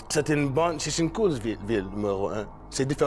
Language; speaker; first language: French; non-native, learner; English